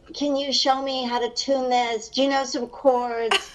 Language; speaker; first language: English; early bilingual, other home language; Hungarian